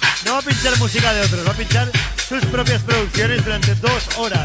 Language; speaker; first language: Spanish; native; Spanish